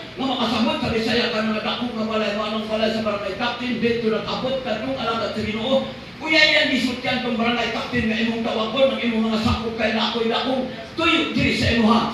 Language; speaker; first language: Cebuano; non-native, local second language; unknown